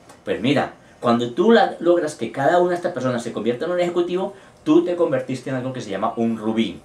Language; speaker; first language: Spanish; native; Spanish